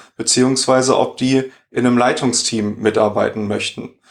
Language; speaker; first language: German; native; German